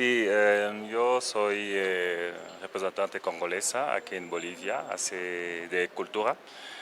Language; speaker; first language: Spanish; non-native, learner; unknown